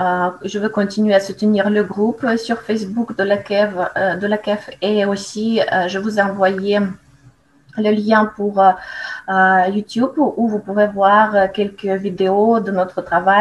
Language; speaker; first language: French; non-native, fluent; Russian